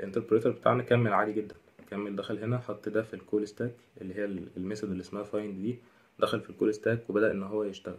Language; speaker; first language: Arabic; native; Arabic